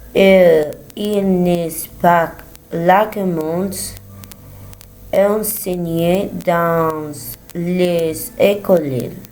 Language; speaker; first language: French; non-native, learner; Spanish